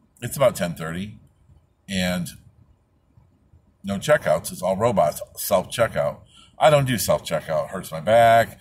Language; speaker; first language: English; native; English